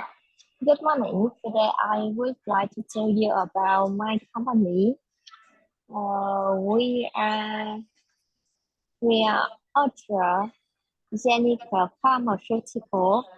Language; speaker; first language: English; non-native, learner; Vietnamese